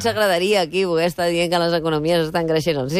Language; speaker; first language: Catalan; native; Catalan